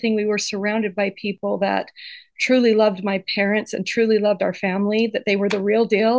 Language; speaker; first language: English; native; English